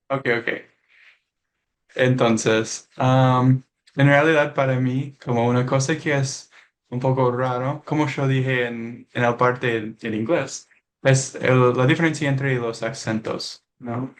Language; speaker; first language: Spanish; non-native, learner; English